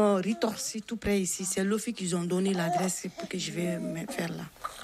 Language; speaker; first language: French; non-native, learner; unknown